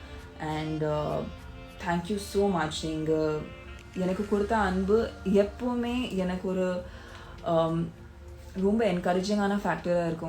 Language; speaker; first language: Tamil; non-native, local second language; Hindi